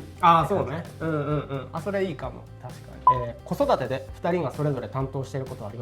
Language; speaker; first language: Japanese; native; Japanese